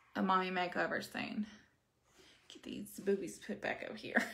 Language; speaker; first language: English; native; English